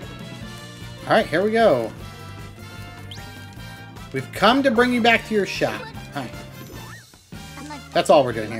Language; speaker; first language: English; native; English